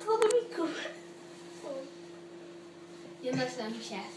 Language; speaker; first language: Spanish; non-native, learner; Dutch